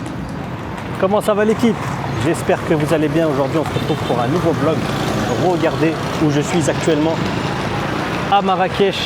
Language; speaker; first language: French; native; French